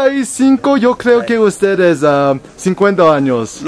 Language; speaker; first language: Spanish; non-native, learner; English